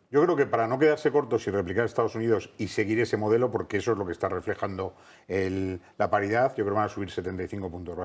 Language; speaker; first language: Spanish; native; Spanish